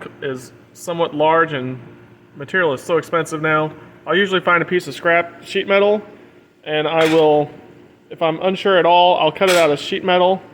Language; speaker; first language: English; native; English